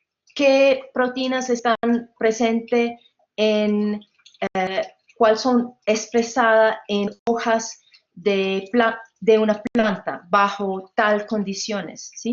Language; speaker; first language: Spanish; non-native, fluent; English